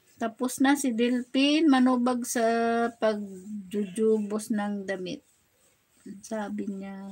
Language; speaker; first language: Filipino; non-native, local second language; Waray